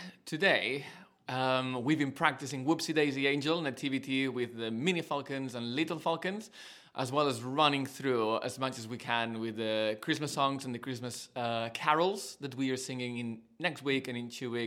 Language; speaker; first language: English; non-native, fluent; Spanish